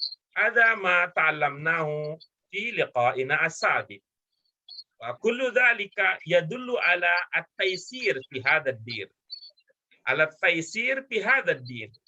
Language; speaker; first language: Arabic; non-native, fluent; Indonesian